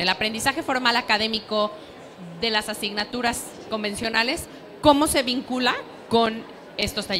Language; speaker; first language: Spanish; native; Spanish